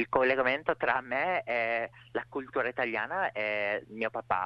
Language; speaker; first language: Italian; non-native, fluent; English